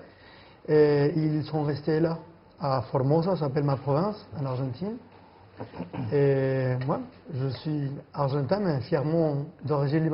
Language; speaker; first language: French; non-native, fluent; Spanish